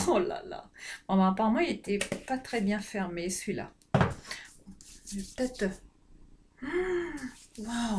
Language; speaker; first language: French; native; French